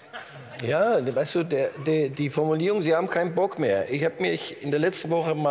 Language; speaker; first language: German; native; German